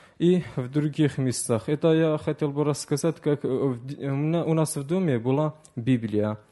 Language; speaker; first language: Russian; early bilingual, other home language; Azerbaijani